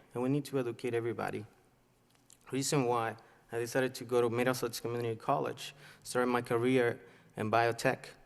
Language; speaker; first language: English; non-native, fluent; Spanish